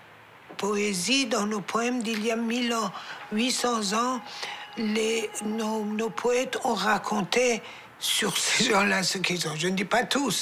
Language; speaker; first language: French; non-native, fluent; Persian